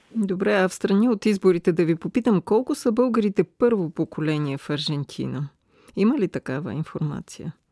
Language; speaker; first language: Bulgarian; native; Bulgarian